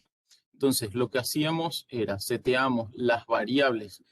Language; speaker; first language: Spanish; native; Spanish